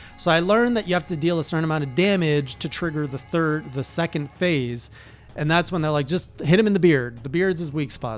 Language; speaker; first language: English; native; English